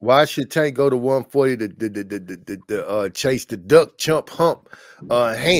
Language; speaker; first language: English; native; English